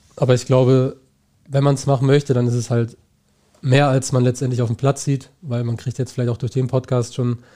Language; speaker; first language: German; native; German